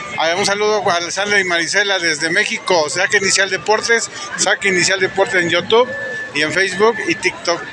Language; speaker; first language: Spanish; native; Spanish